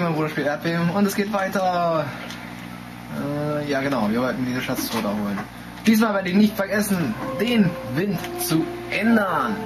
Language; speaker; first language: German; native; German